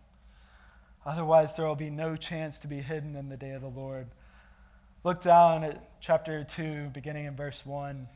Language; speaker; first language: English; native; English